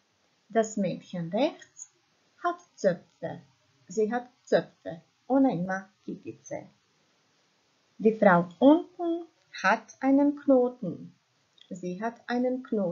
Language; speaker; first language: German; non-native, fluent; Croatian